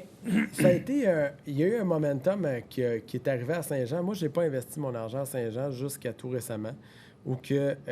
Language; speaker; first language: French; native; French